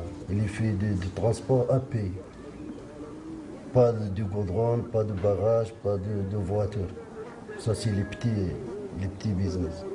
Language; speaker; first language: French; non-native, local second language; Arabic